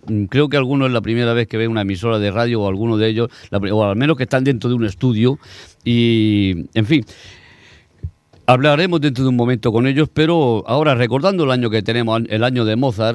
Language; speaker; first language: Spanish; native; Spanish